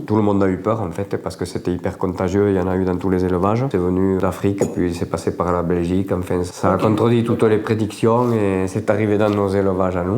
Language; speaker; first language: French; native; French